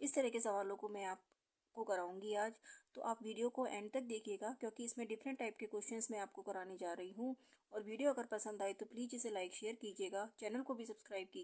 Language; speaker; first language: Hindi; native; Hindi